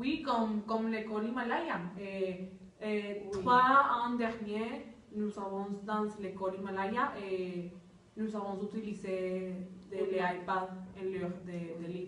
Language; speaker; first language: French; non-native, learner; Spanish